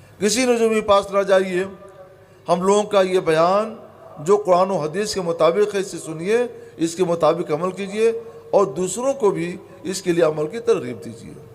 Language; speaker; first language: Urdu; native; Urdu